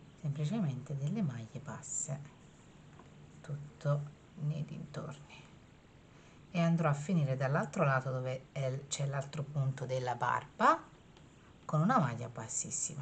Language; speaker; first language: Italian; native; Italian